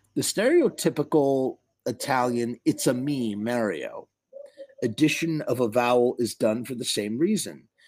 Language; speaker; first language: English; native; English